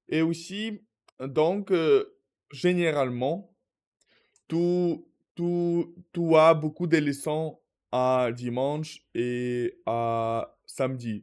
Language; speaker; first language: French; non-native, learner; Russian